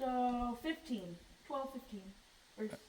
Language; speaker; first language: English; native; English